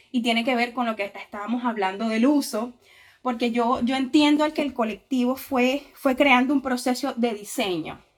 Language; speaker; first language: Spanish; native; Spanish